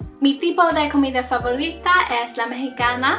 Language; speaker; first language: Spanish; non-native, learner; English